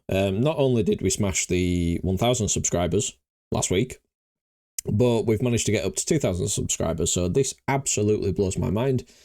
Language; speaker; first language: English; native; English